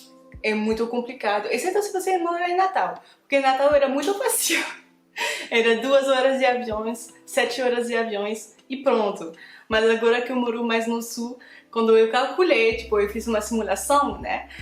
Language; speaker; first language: Portuguese; non-native, fluent; French